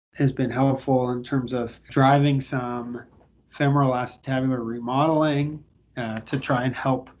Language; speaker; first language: English; native; English